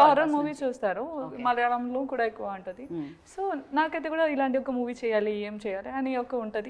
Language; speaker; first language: Telugu; non-native, learner; Malayalam